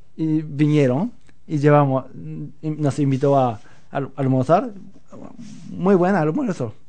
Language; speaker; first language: Spanish; non-native, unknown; Japanese